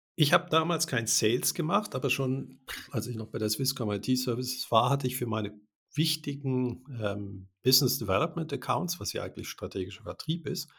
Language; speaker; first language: German; native; German